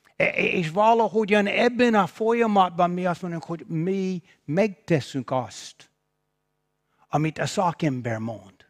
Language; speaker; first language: Hungarian; non-native, fluent; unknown